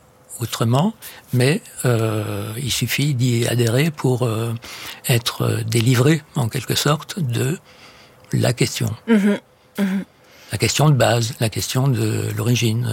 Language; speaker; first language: French; native; French